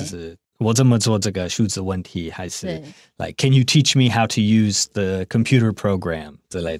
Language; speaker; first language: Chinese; non-native, fluent; English